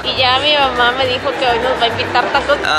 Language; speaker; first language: Spanish; native; Spanish